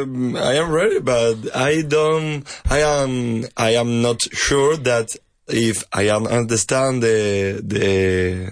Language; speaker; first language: English; non-native, learner; Spanish